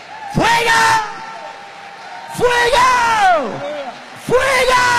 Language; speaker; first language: Spanish; non-native, learner; English